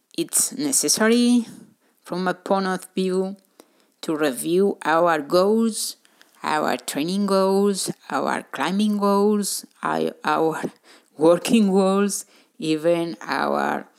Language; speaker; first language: English; non-native, fluent; Spanish